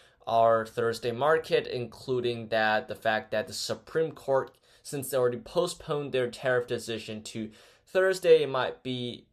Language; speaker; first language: English; non-native, fluent; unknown